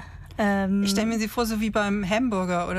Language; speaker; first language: German; native; German